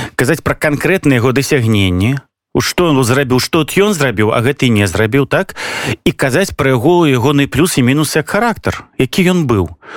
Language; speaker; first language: Belarusian; native; Belarusian